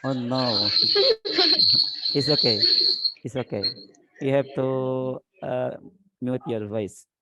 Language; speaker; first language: English; non-native, learner; Indonesian